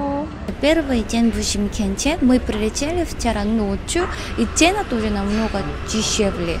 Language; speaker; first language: Russian; non-native, learner; Korean